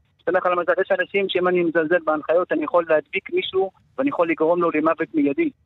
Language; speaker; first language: Hebrew; non-native, local second language; Arabic